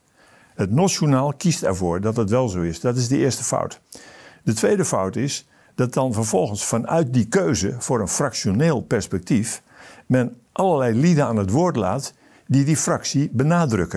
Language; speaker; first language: Dutch; native; Dutch